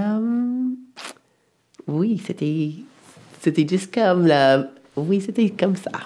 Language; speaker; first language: French; non-native, fluent; English